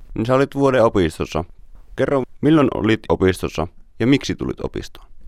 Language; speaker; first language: Finnish; native; Finnish